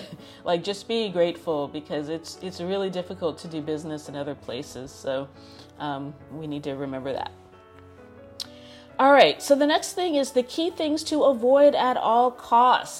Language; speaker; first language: English; native; English